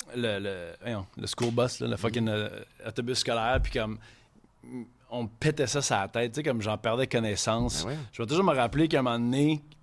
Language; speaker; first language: French; native; French